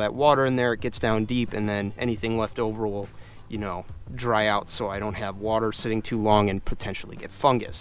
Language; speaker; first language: English; native; English